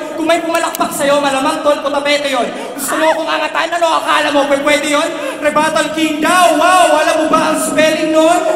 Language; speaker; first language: Filipino; native; Filipino